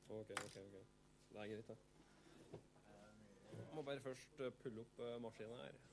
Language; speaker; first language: Norwegian; native; Norwegian